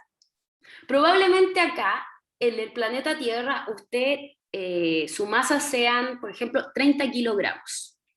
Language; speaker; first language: Spanish; native; Spanish